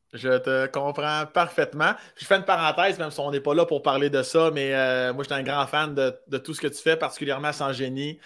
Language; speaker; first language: French; native; French